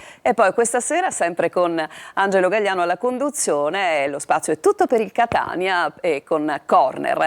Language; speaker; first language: Italian; native; Italian